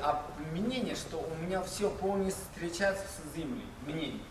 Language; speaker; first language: Russian; non-native, learner; Chinese